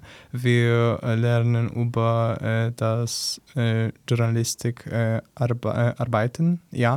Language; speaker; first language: German; non-native, learner; Polish